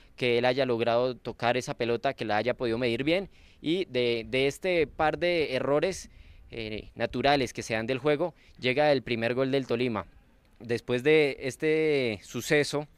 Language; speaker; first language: Spanish; native; Spanish